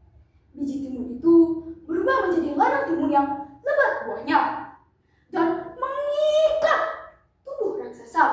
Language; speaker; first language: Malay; non-native, local second language; Balinese